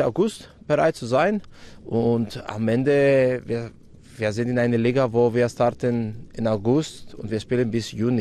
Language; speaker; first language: German; non-native, fluent; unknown